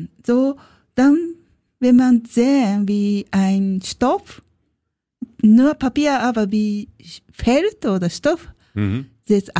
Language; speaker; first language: German; non-native, learner; Japanese